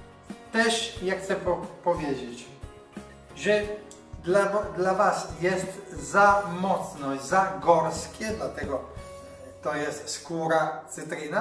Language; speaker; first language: Polish; non-native, learner; Italian